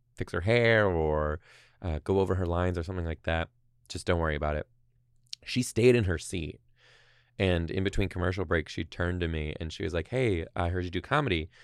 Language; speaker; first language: English; native; English